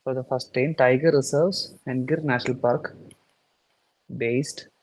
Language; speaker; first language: English; non-native, local second language; Malayalam